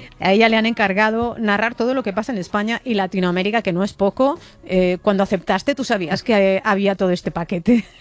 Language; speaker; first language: Spanish; native; Spanish